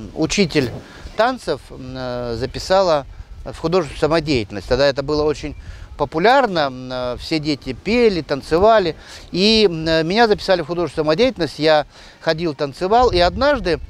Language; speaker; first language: Russian; native; Russian